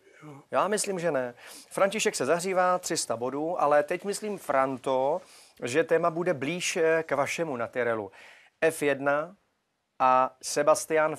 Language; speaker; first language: Czech; native; Czech